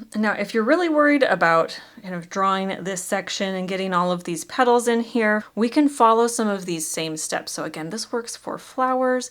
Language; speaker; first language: English; native; English